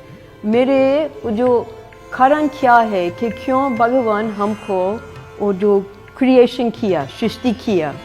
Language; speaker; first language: Hindi; non-native, fluent; English